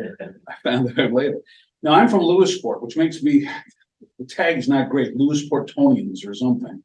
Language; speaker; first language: English; native; English